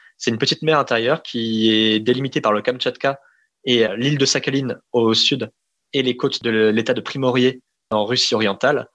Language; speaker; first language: French; native; French